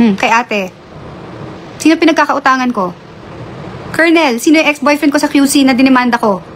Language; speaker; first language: Filipino; native; Filipino